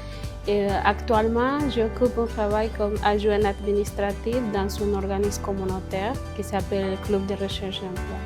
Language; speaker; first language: French; non-native, fluent; Spanish